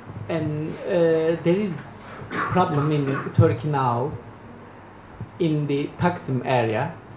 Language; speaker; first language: English; non-native, fluent; Turkish